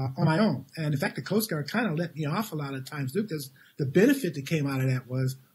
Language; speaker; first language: English; native; English